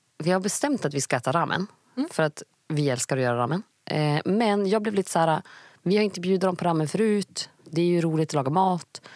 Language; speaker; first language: Swedish; native; Swedish